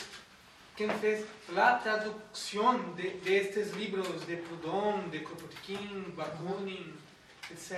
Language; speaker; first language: Spanish; non-native, learner; Portuguese